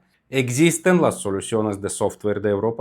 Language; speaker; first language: Spanish; non-native, fluent; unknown